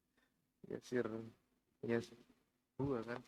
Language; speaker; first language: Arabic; non-native, learner; Indonesian